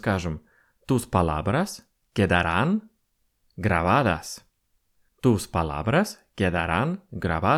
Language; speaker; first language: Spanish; non-native, fluent; Russian